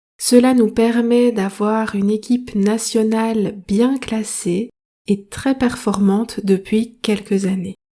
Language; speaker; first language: French; native; French